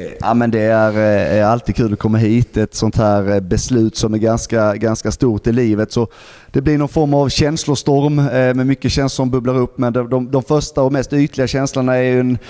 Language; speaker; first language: Swedish; native; Swedish